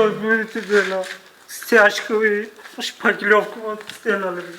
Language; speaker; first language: Russian; non-native, learner; Tajik